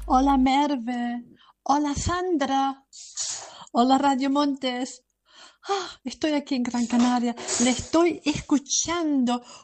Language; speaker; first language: Spanish; non-native, fluent; German